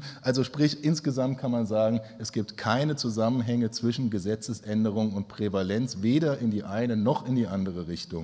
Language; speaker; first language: German; native; German